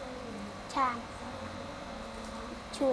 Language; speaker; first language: English; non-native, learner; Vietnamese